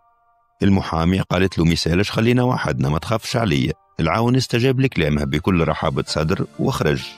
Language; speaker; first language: Arabic; native; Arabic